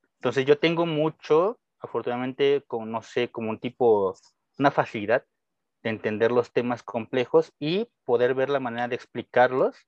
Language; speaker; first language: Spanish; native; Spanish